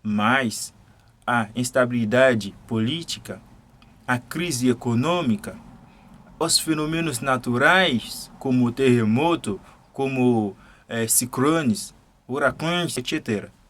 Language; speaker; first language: Portuguese; non-native, fluent; Haitian Creole